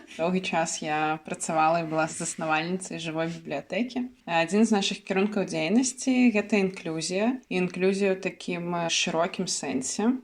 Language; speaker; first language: Belarusian; native; Belarusian